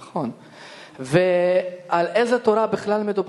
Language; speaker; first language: Hebrew; non-native, fluent; Russian